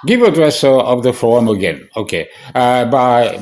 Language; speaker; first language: English; non-native, learner; French